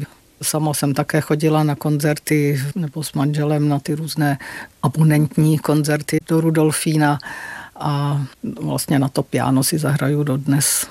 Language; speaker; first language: Czech; native; Czech